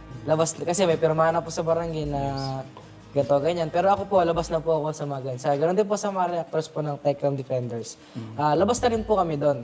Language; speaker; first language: Filipino; native; Filipino